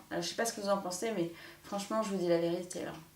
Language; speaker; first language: French; native; French